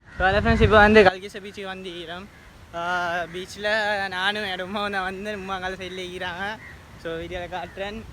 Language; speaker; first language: Tamil; native; Tamil